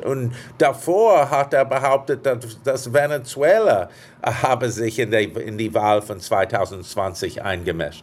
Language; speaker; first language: German; non-native, fluent; English